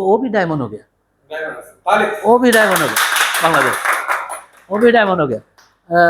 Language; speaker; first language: Hindi; non-native, learner; Bangla